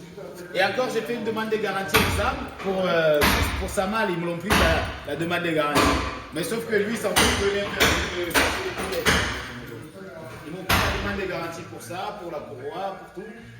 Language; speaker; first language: French; native; French